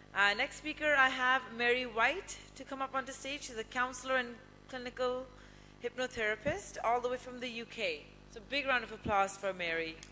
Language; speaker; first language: English; native; English